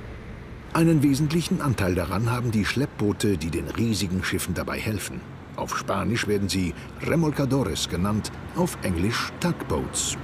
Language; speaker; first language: German; native; German